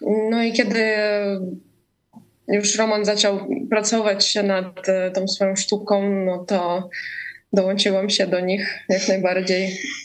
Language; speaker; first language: Polish; non-native, fluent; Russian